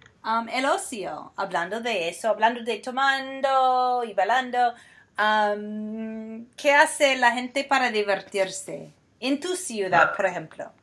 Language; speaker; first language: Spanish; non-native, fluent; English